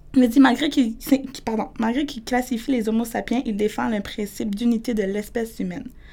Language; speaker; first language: French; early bilingual, other home language; Spanish